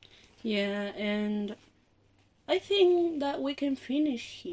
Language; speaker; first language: English; non-native, learner; Spanish